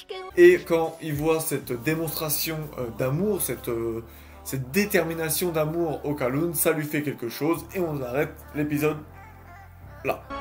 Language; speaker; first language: French; native; French